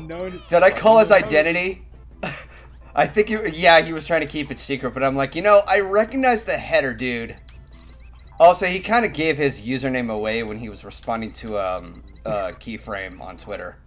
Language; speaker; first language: English; native; English